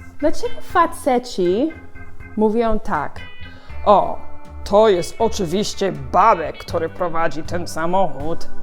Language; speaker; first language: Polish; non-native, learner; English